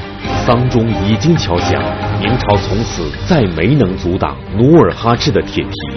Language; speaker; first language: Chinese; native; Chinese